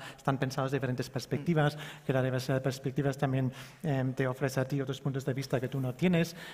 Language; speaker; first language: Spanish; early bilingual, heritage; Spanish